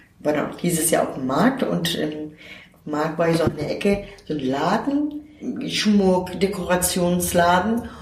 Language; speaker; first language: German; non-native, fluent; Turkish